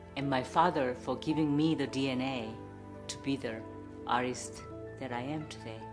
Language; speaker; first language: English; non-native, fluent; Korean